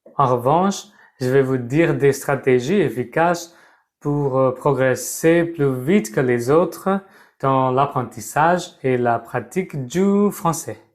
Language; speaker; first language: French; non-native, fluent; Burmese